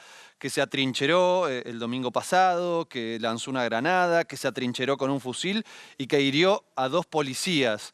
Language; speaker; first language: Spanish; native; Spanish